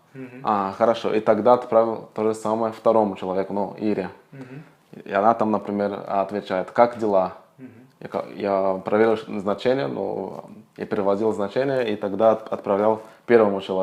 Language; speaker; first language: Russian; non-native, fluent; Portuguese